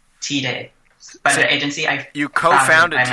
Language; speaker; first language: English; non-native, fluent; Thai